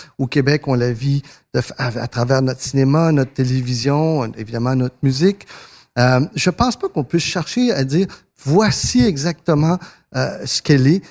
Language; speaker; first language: French; early bilingual, other home language; Spanish